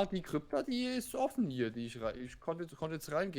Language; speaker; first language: German; native; German